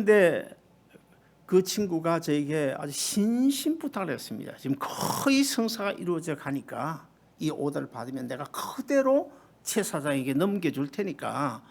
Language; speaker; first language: Korean; native; Korean